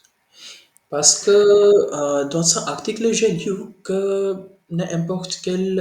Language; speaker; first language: French; non-native, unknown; Hindi